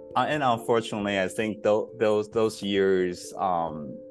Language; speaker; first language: English; non-native, fluent; Chinese